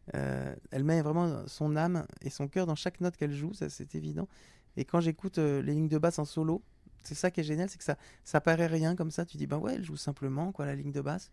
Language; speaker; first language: French; native; French